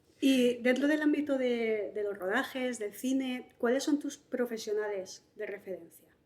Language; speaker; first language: Spanish; native; Spanish